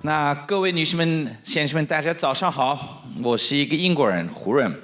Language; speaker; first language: Chinese; non-native, fluent; English